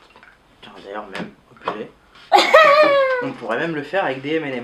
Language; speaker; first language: French; native; French